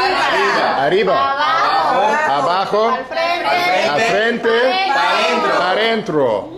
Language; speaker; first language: Spanish; non-native, learner; English